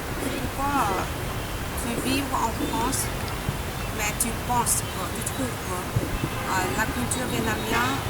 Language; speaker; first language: French; non-native, learner; Vietnamese